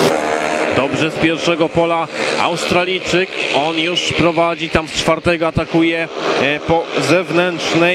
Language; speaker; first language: Polish; native; Polish